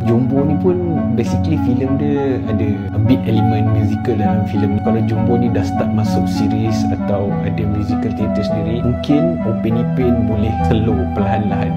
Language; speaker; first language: Malay; native; Malay